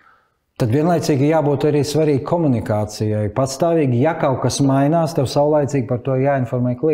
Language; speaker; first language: Latvian; native; Latvian